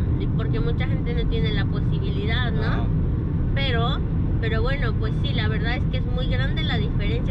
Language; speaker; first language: Spanish; native; Spanish